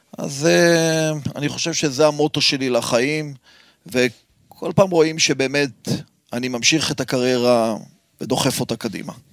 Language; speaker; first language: Hebrew; native; Hebrew